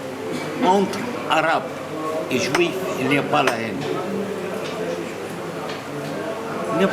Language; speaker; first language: French; non-native, learner; Arabic